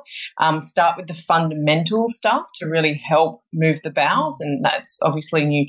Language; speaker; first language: English; native; English